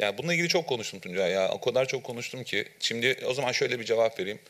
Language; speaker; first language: Turkish; native; Turkish